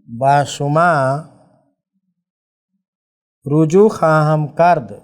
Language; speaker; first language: Persian; non-native, fluent; Urdu